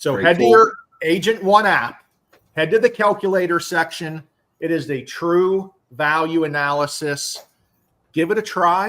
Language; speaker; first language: English; native; English